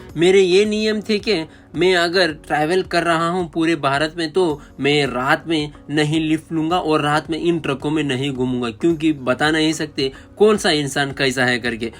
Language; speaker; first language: Hindi; non-native, local second language; Kannada